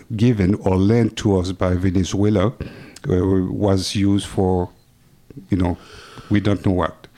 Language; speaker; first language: English; non-native, fluent; French